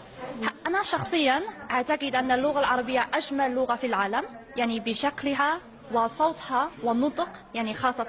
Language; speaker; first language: Arabic; non-native, fluent; Korean